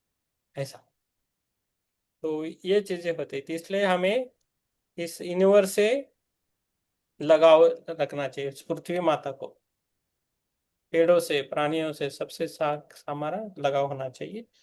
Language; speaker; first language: Hindi; native; Hindi